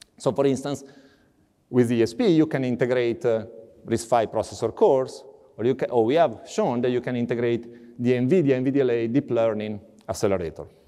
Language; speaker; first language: English; non-native, fluent; Italian